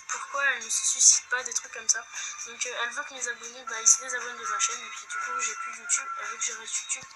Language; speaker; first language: French; native; French